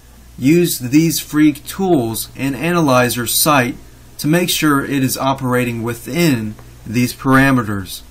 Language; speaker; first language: English; native; English